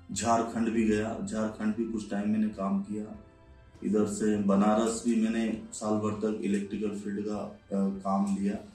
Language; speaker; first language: Hindi; native; Hindi